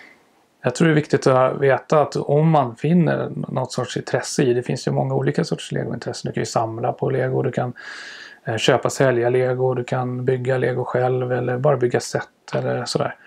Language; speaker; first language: Swedish; native; Swedish